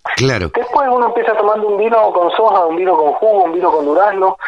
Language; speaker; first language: Spanish; native; Spanish